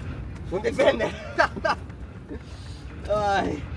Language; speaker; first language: Spanish; non-native, learner; English